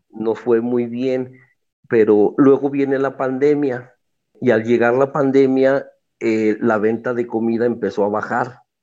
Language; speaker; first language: Spanish; native; Spanish